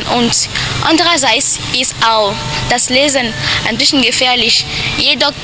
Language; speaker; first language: German; non-native, learner; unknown